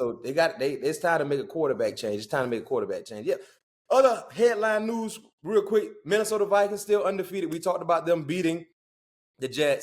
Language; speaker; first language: English; native; English